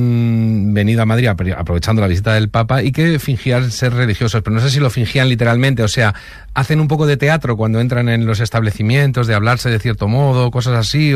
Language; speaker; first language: Spanish; native; Spanish